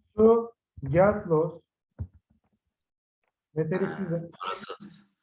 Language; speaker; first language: Turkish; native; Turkish